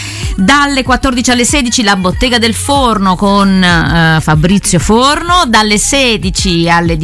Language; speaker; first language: Italian; native; Italian